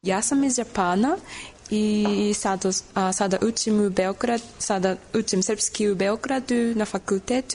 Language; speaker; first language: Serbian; non-native, learner; Japanese